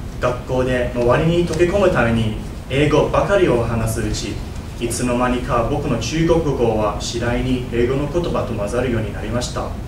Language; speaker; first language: Japanese; non-native, fluent; Chinese